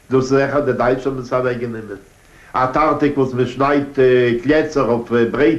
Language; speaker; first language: German; non-native, learner; Polish